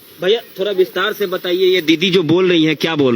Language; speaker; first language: Hindi; native; Hindi